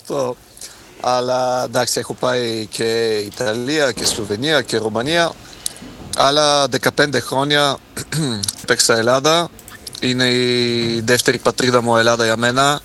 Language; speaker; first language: Greek; non-native, fluent; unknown